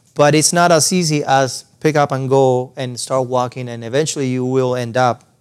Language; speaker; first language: English; non-native, fluent; Spanish